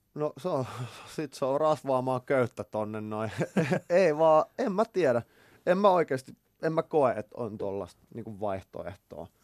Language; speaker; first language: Finnish; native; Finnish